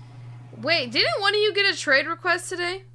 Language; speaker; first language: English; native; English